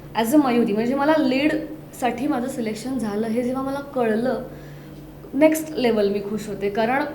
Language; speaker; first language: Marathi; native; Marathi